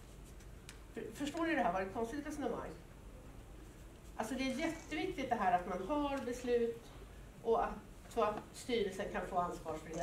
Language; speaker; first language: Swedish; native; Swedish